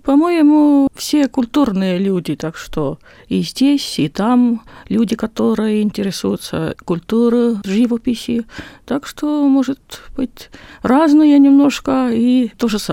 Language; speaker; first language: Russian; non-native, local second language; Estonian